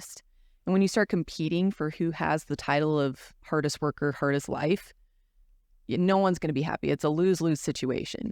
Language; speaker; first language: English; native; English